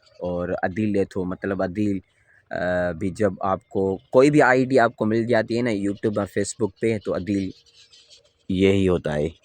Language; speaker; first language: Urdu; non-native, local second language; Sindhi